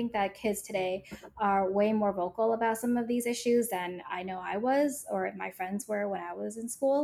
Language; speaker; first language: English; native; English